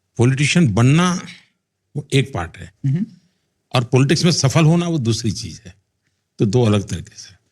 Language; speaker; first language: Hindi; non-native, local second language; Gujarati